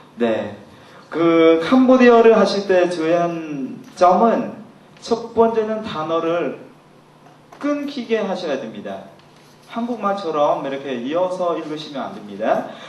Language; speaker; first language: Korean; non-native, fluent; Khmer